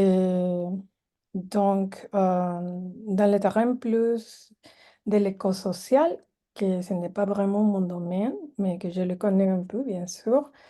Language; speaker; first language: French; non-native, fluent; Spanish